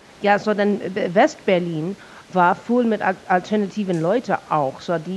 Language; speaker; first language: German; non-native, fluent; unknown